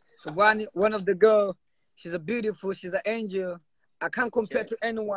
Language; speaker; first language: English; non-native, local second language; Swahili